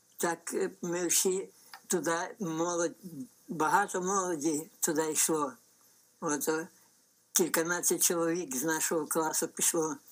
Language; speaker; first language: Ukrainian; native; Ukrainian